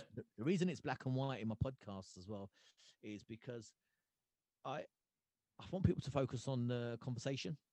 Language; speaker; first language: English; early bilingual, other home language; Punjabi